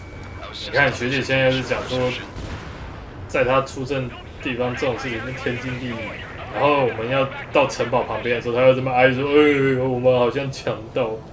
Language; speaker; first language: Chinese; native; Chinese